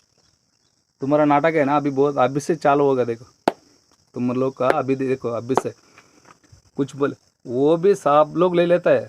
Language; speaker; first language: Hindi; non-native, local second language; Telugu